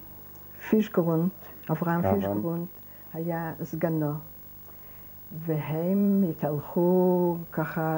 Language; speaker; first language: Hebrew; non-native, fluent; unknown